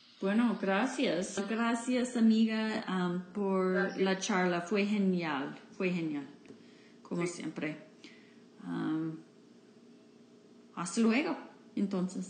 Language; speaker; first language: Spanish; non-native, fluent; English